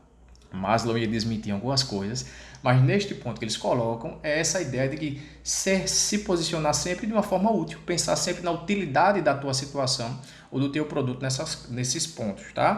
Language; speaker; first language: Portuguese; native; Portuguese